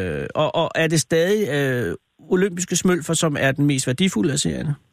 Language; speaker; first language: Danish; native; Danish